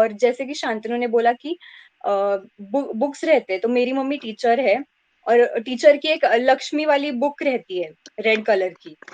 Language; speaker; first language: Hindi; non-native, local second language; Marathi